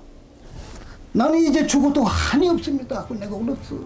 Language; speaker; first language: Korean; native; Korean